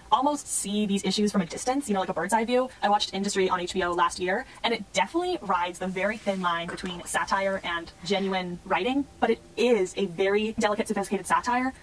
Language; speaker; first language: English; native; English